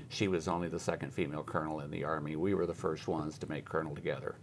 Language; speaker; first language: English; native; English